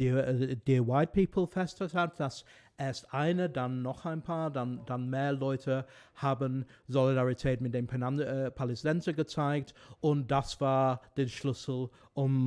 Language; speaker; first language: German; non-native, fluent; English